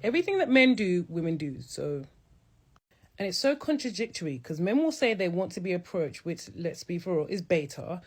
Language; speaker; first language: English; native; English